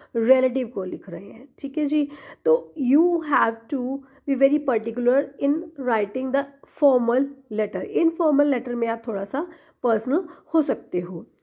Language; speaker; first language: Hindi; non-native, local second language; Punjabi